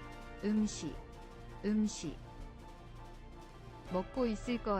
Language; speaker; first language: Korean; non-native, learner; English